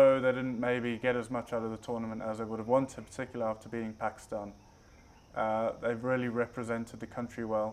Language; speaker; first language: English; native; English